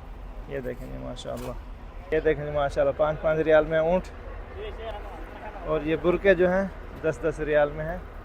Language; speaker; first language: Hindi; native; Hindi